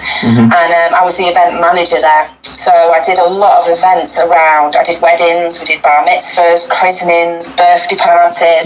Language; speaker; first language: English; native; English